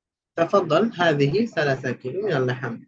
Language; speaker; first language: Arabic; non-native, fluent; Bangla